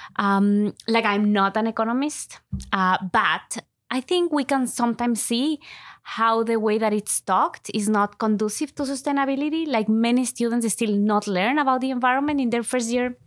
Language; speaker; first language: English; non-native, fluent; Spanish